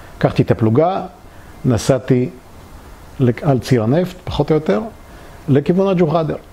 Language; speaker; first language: Hebrew; early bilingual, other home language; Polish